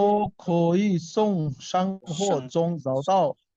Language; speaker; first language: Chinese; non-native, learner; Bangla